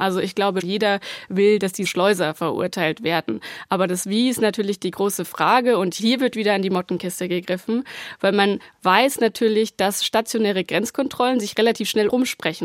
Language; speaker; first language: German; native; German